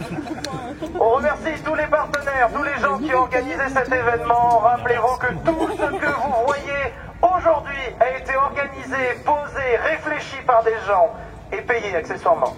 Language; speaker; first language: French; native; French